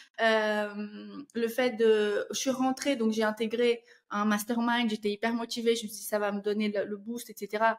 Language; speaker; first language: French; non-native, fluent; Portuguese